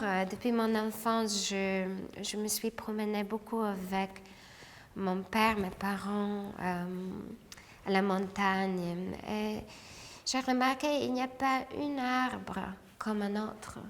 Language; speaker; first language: French; non-native, fluent; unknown